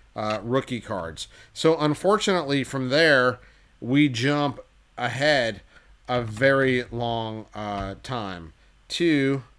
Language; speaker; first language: English; native; English